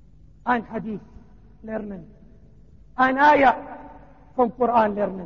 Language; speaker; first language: German; non-native, learner; Arabic